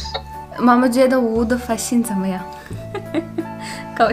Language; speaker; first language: Chinese; non-native, fluent; Russian